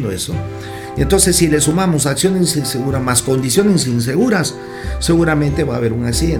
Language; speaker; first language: Spanish; native; Spanish